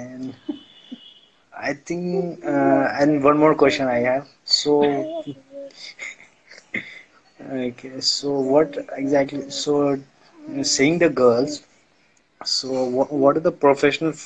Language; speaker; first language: English; non-native, learner; Indonesian